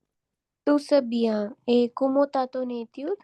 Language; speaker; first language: French; non-native, learner; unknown